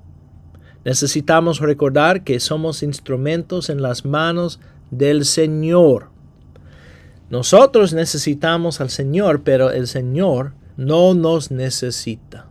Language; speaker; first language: Spanish; non-native, fluent; English